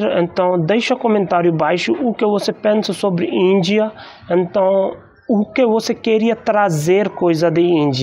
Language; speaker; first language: Portuguese; non-native, learner; Hindi